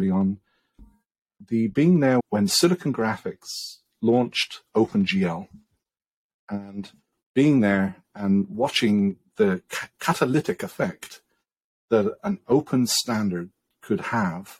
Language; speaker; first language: English; native; English